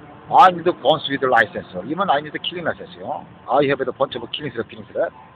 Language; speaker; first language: English; non-native, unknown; Korean